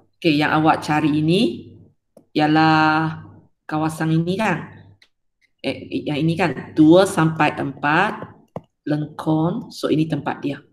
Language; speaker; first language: Malay; non-native, local second language; Chinese